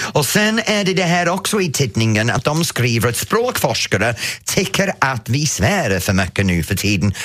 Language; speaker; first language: Swedish; non-native, fluent; English